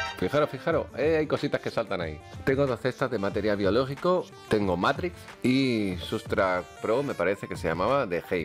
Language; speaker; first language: Spanish; native; Spanish